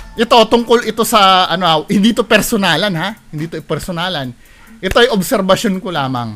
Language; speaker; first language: Filipino; native; Filipino